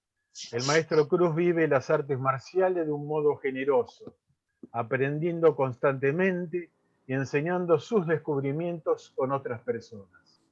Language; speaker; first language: Spanish; native; Spanish